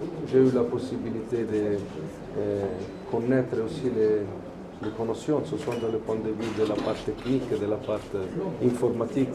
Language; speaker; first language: French; non-native, fluent; Italian